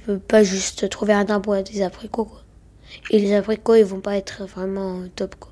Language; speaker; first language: French; early bilingual, other home language; Ukrainian